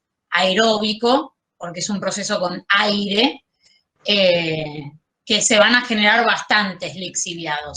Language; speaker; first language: Spanish; native; Spanish